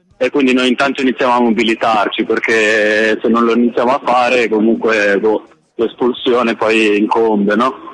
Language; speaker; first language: Italian; native; Italian